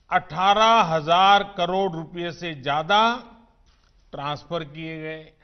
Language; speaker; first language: Hindi; non-native, local second language; Gujarati